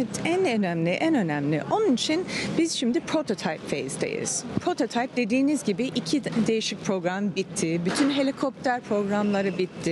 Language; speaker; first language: Turkish; early bilingual, heritage; Turkish